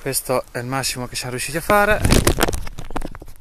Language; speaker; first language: Italian; native; Italian